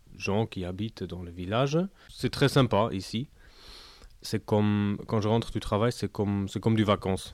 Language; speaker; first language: French; non-native, fluent; German